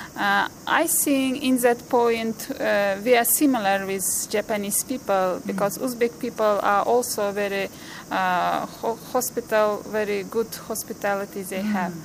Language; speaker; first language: English; non-native, fluent; Uzbek